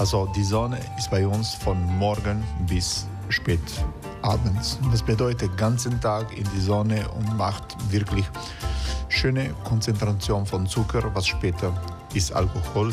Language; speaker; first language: German; non-native, fluent; Croatian